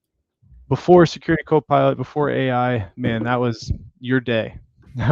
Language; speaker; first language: English; native; English